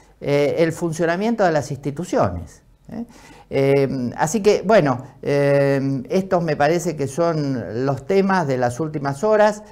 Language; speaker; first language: Spanish; native; Spanish